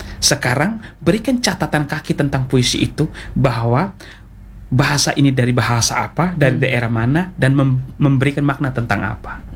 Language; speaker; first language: Indonesian; non-native, local second language; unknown